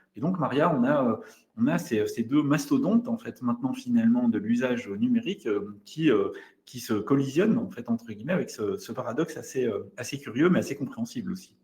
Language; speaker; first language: French; native; French